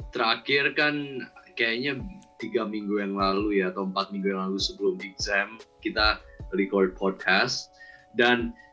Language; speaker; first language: Indonesian; early bilingual, heritage; Indonesian